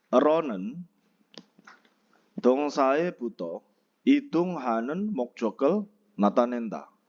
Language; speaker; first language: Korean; non-native, fluent; Indonesian